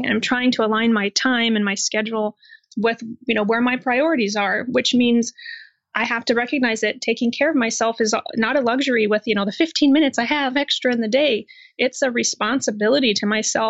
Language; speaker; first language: English; native; English